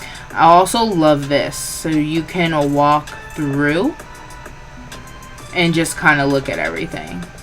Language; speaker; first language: English; native; English